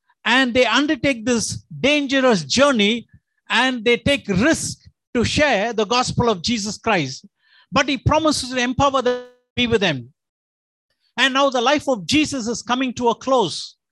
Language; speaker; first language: English; non-native, local second language; Tamil